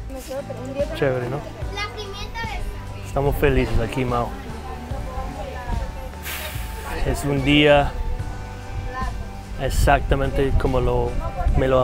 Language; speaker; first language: Spanish; non-native, fluent; English